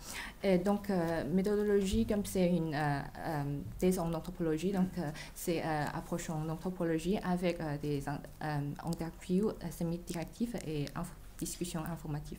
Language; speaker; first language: French; non-native, fluent; Chinese